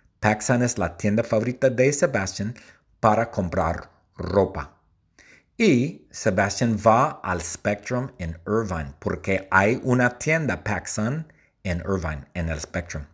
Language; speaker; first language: Spanish; non-native, learner; English